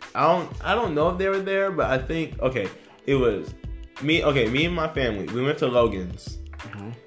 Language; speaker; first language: English; native; English